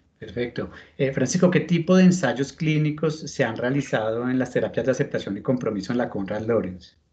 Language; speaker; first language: Spanish; native; Spanish